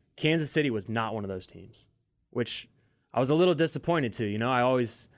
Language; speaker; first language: English; native; English